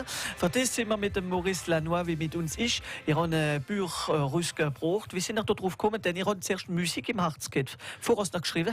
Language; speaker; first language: German; native; German